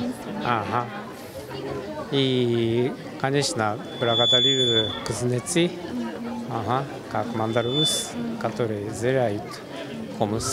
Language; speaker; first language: Russian; non-native, learner; Japanese